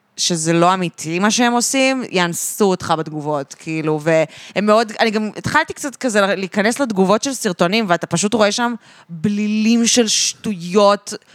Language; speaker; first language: Hebrew; native; Hebrew